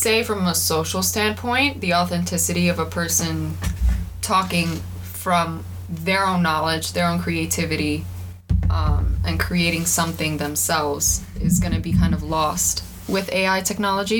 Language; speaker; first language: English; early bilingual, other home language; Albanian